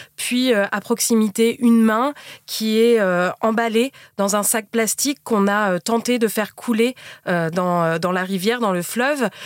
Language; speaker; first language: French; native; French